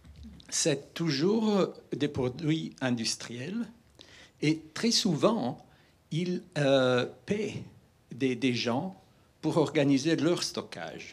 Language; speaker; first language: French; non-native, fluent; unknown